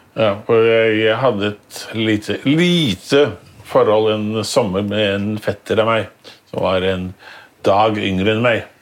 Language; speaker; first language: Norwegian; native; Norwegian